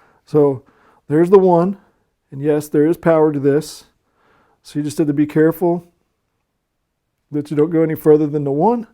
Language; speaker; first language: English; native; English